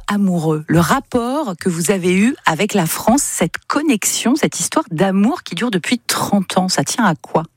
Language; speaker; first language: French; native; French